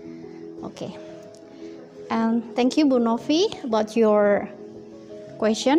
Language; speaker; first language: English; non-native, fluent; Indonesian